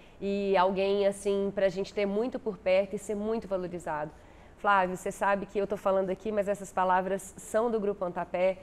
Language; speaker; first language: Portuguese; native; Portuguese